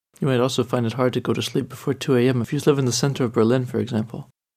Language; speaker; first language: English; native; English